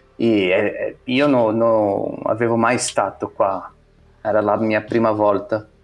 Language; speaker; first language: Italian; non-native, fluent; Portuguese